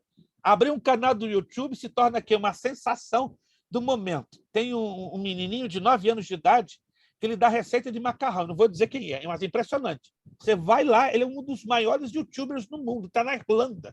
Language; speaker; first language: Portuguese; native; Portuguese